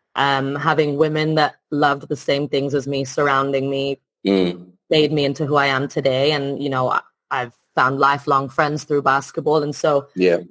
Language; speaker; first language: English; non-native, fluent; Italian